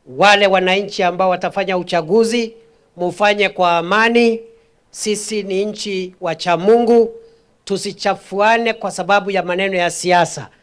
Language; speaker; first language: Swahili; non-native, local second language; Meru